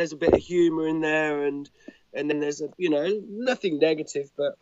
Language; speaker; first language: English; native; English